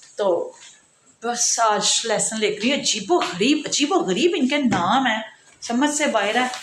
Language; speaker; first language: Urdu; native; Urdu